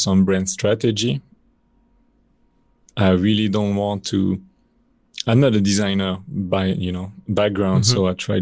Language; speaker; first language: English; non-native, fluent; French